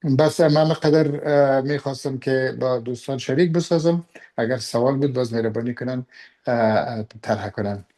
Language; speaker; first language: Persian; non-native, local second language; Pashto